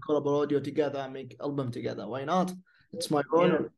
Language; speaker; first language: English; non-native, fluent; Arabic